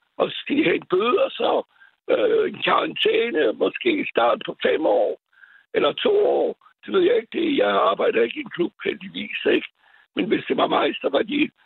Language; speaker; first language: Danish; non-native, fluent; French